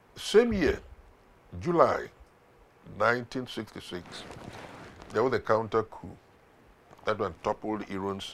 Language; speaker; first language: English; non-native, local second language; Igbo